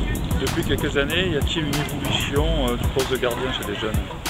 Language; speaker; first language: French; native; French